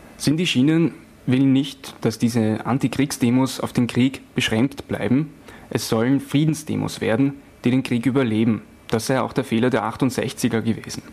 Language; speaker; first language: German; native; German